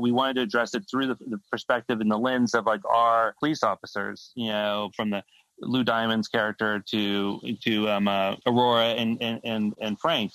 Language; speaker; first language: English; native; English